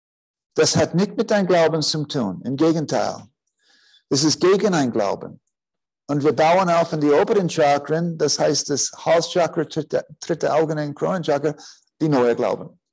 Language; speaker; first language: German; non-native, fluent; English